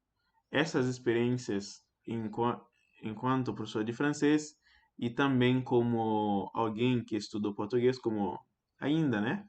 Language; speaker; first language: Portuguese; non-native, fluent; French